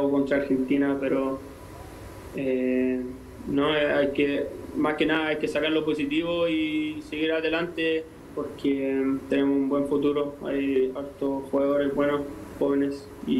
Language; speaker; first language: Spanish; native; Spanish